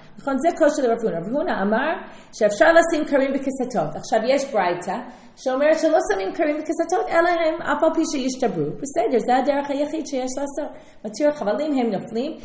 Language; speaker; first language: Hebrew; non-native, fluent; English